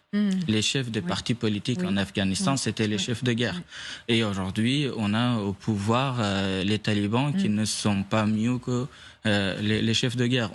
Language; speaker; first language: French; non-native, fluent; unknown